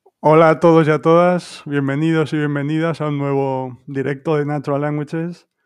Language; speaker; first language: Spanish; native; Spanish